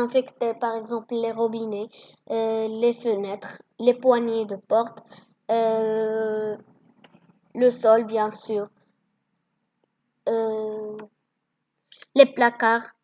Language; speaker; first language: French; non-native, learner; Arabic